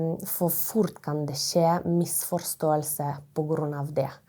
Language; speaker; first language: Norwegian; non-native, fluent; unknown